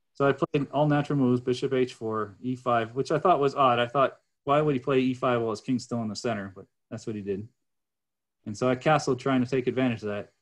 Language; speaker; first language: English; native; English